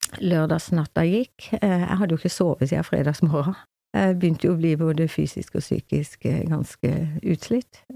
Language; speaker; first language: Norwegian; native; Norwegian